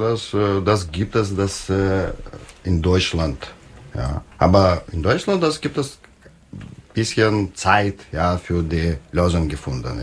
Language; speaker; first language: German; non-native, learner; Russian